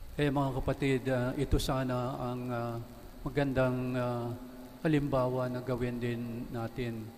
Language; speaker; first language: Filipino; native; Filipino